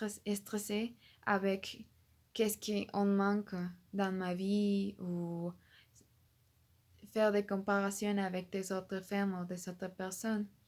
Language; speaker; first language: French; non-native, learner; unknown